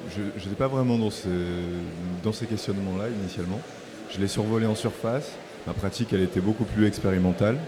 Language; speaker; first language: French; native; French